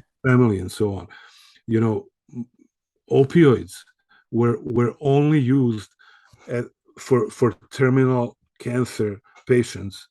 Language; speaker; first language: English; early bilingual, other home language; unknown